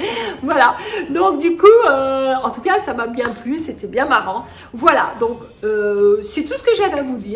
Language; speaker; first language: French; native; French